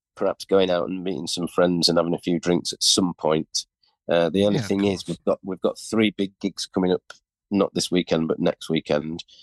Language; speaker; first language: English; native; English